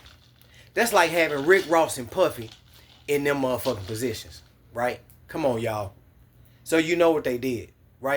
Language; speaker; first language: English; native; English